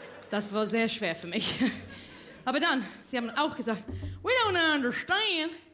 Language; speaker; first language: German; non-native, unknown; English